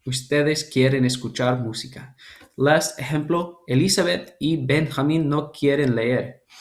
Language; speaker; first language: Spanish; non-native, fluent; English